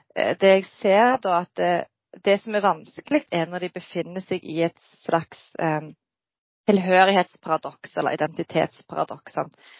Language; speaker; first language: Norwegian; native; Norwegian